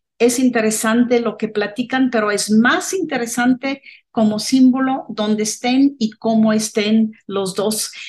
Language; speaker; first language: Spanish; non-native, fluent; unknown